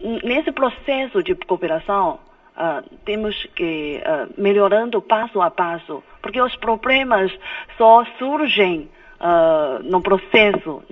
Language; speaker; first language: Portuguese; non-native, fluent; Chinese